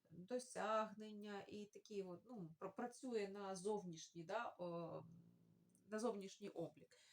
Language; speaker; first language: Ukrainian; non-native, local second language; Russian